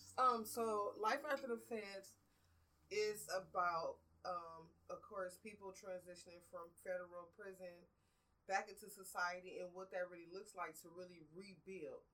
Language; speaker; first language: English; native; English